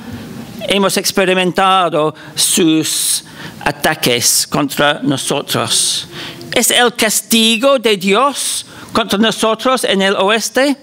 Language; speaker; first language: Spanish; non-native, fluent; English